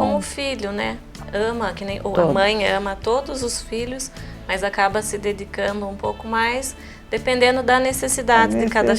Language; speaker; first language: Portuguese; native; Portuguese